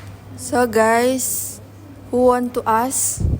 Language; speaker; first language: English; non-native, learner; Indonesian